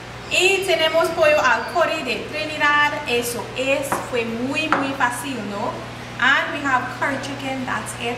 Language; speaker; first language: Spanish; non-native, learner; English